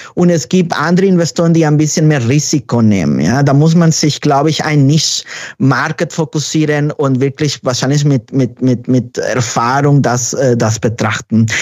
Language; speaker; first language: German; non-native, fluent; Spanish